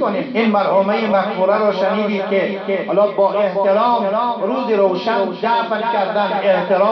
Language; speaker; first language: Persian; native; Persian